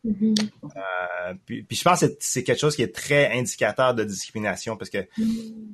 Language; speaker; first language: French; early bilingual, other home language; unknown